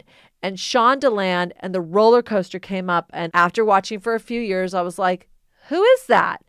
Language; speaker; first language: English; native; English